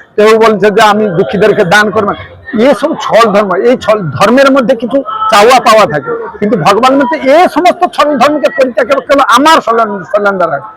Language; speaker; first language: Bangla; non-native, fluent; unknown